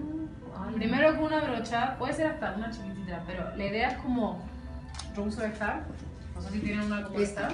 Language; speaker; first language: Spanish; native; Spanish